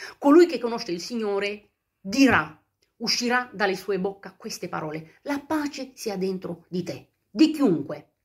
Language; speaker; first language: Italian; non-native, fluent; Romanian